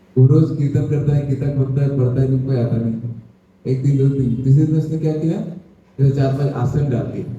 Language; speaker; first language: Hindi; non-native, local second language; Odia